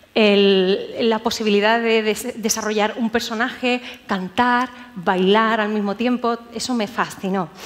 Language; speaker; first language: Spanish; native; Spanish